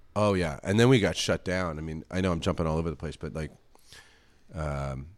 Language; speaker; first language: English; native; English